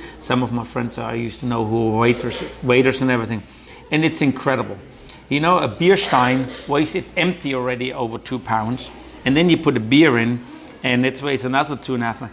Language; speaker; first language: English; non-native, fluent; German